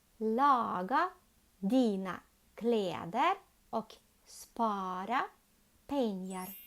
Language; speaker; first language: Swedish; non-native, learner; Ukrainian